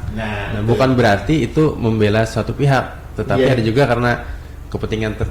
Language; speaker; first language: Indonesian; non-native, local second language; Banjar